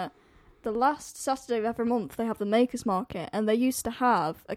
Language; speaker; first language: English; native; English